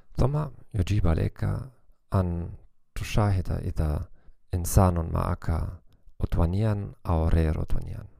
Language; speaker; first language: Arabic; non-native, learner; German